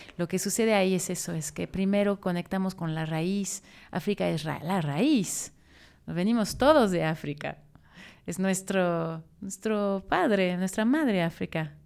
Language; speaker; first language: Spanish; non-native, fluent; French